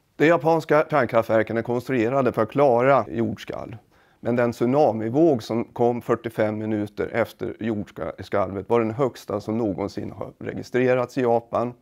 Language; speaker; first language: Swedish; native; Swedish